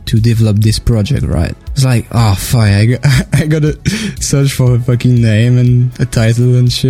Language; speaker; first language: English; non-native, fluent; French